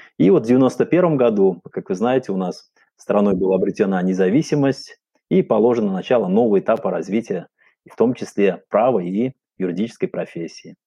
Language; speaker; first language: Russian; non-native, local second language; Uzbek